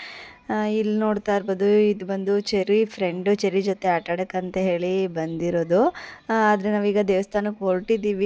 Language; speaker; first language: Kannada; native; Kannada